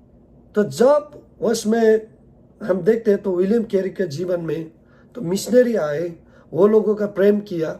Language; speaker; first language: Hindi; non-native, learner; Nepali